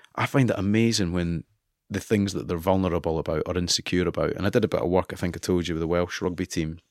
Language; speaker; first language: English; native; English